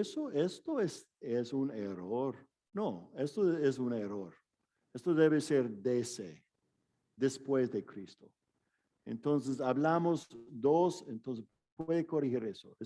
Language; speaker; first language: Spanish; non-native, fluent; English